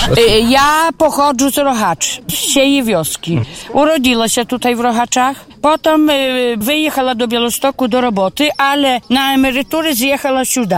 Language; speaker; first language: Polish; non-native, local second language; Ukrainian